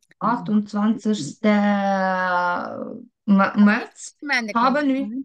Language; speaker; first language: German; non-native, learner; Ukrainian